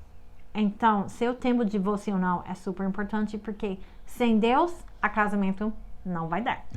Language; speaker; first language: Portuguese; non-native, fluent; English